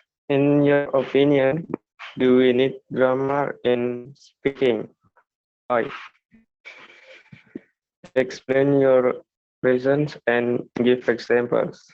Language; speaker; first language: English; non-native, learner; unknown